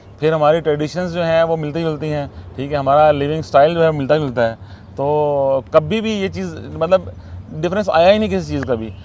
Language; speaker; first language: Urdu; non-native, local second language; Saraiki